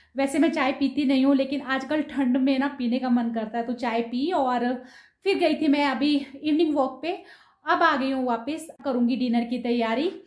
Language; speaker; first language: Hindi; non-native, local second language; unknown